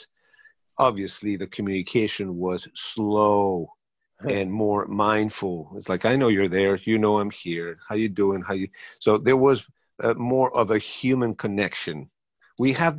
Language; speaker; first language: English; non-native, fluent; Spanish